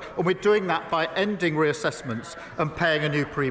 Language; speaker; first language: English; native; English